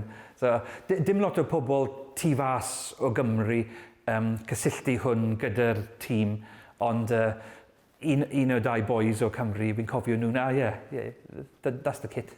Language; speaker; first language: Welsh; non-native, learner; English